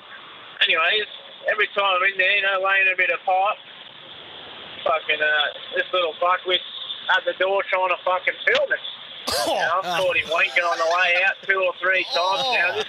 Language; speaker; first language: English; native; English